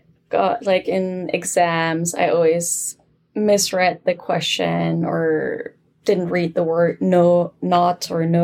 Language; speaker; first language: English; non-native, fluent; German